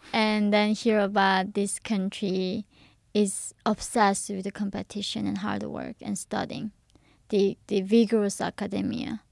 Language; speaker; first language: English; early bilingual, other home language; Korean